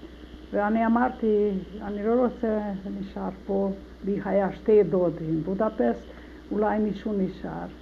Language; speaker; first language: Hebrew; non-native, learner; Hungarian